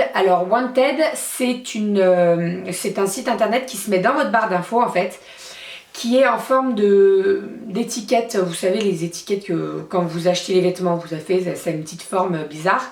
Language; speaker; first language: French; native; French